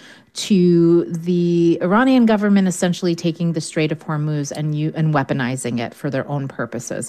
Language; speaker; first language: English; native; English